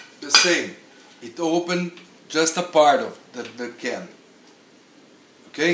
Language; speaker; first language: English; non-native, learner; Portuguese